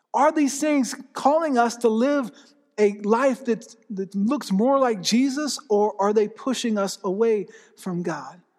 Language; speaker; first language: English; native; English